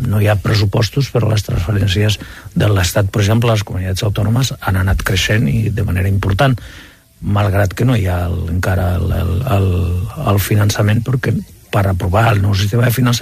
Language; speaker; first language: Catalan; non-native, local second language; Spanish